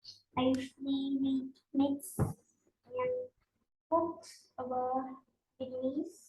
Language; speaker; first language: English; non-native, learner; Vietnamese